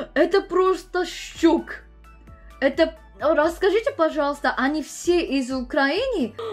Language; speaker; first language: Russian; non-native, learner; Korean